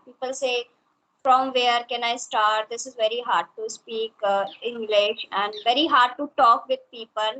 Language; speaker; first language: English; non-native, local second language; Hindi